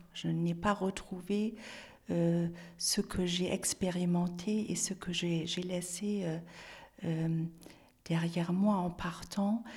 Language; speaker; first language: French; non-native, fluent; German